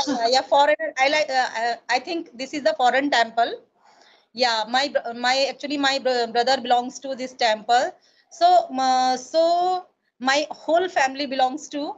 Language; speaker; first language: English; non-native, learner; Hindi